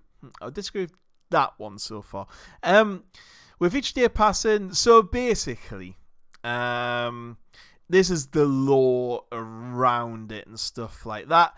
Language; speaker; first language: English; native; English